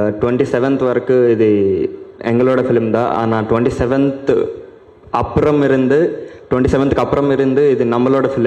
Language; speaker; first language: Tamil; non-native, learner; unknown